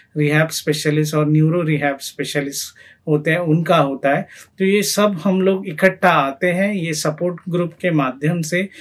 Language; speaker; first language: Hindi; non-native, local second language; Marathi